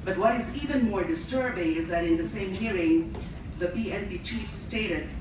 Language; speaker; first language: English; non-native, local second language; Filipino